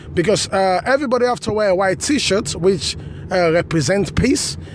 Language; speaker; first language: English; non-native, local second language; Krio